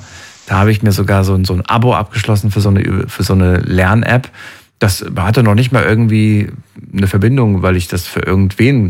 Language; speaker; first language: German; native; German